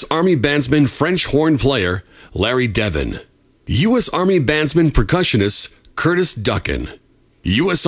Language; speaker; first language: English; native; English